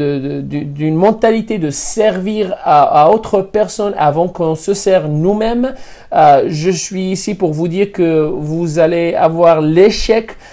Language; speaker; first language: French; non-native, fluent; Spanish